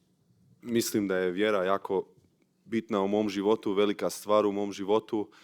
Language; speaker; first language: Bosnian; early bilingual, heritage; Bosnian